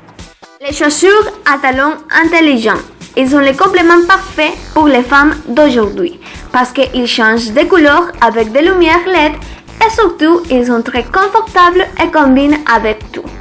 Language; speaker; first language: French; non-native, learner; Spanish